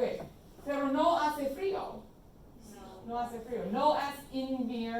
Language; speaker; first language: Spanish; non-native, fluent; English